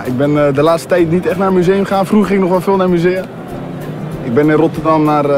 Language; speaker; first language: Dutch; native; Dutch